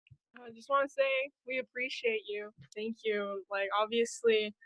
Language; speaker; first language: English; native; English